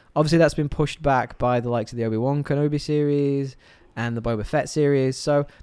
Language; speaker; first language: English; native; English